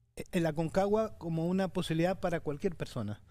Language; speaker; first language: Spanish; native; Spanish